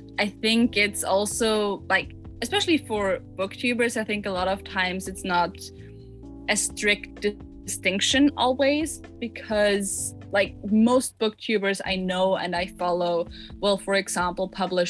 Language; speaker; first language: English; non-native, fluent; German